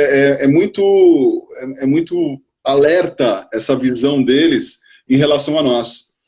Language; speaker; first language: Portuguese; native; Portuguese